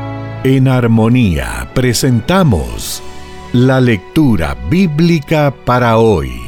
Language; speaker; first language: Spanish; native; Spanish